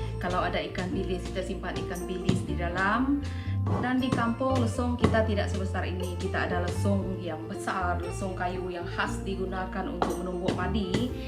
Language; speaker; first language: Malay; non-native, local second language; Iban